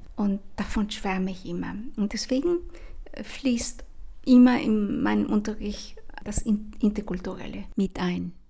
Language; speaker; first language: German; non-native, fluent; Spanish